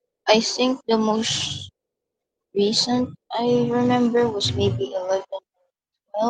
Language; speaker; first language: English; non-native, local second language; Filipino